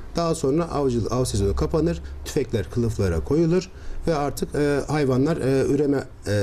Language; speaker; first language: Turkish; native; Turkish